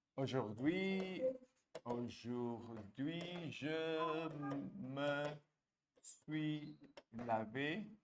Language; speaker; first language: French; non-native, fluent; Hindi